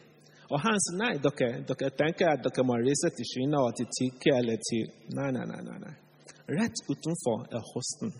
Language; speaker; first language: Norwegian; non-native, fluent; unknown